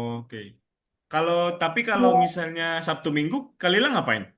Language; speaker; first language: Indonesian; native; Indonesian